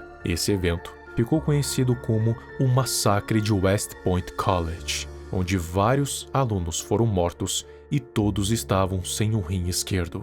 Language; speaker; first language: Portuguese; native; Portuguese